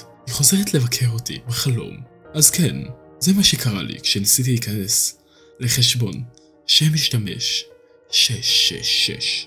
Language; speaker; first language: Hebrew; native; Hebrew